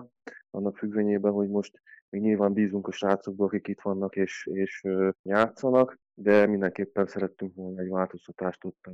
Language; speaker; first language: Hungarian; native; Hungarian